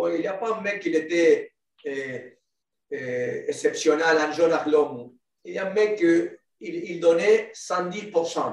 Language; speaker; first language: French; non-native, learner; Spanish